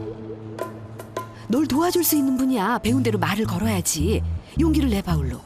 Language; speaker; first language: Korean; native; Korean